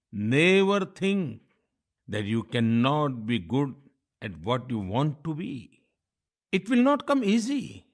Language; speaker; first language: English; non-native, local second language; Hindi